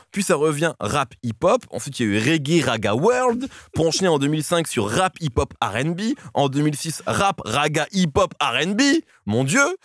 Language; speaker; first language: French; native; French